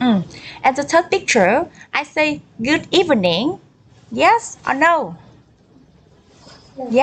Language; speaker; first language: English; non-native, learner; Vietnamese